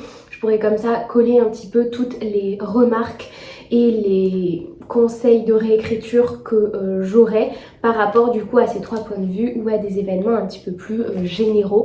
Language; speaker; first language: French; native; French